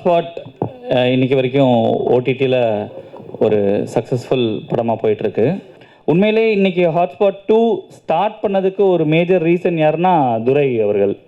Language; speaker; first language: Tamil; native; Tamil